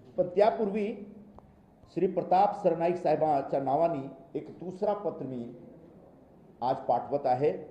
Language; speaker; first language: Marathi; non-native, fluent; Hindi